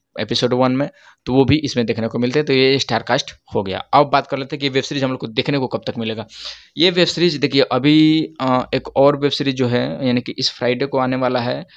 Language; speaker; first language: Hindi; native; Hindi